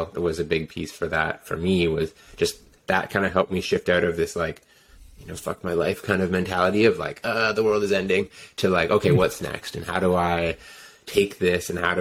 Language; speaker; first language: English; native; English